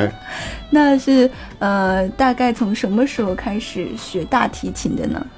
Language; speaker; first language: Chinese; native; Chinese